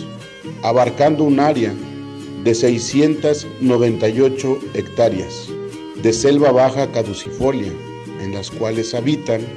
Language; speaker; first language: Spanish; native; Spanish